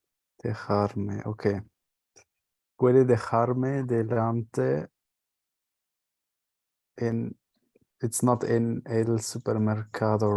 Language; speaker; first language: Spanish; non-native, learner; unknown